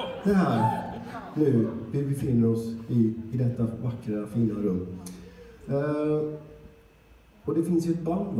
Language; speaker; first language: Swedish; native; Swedish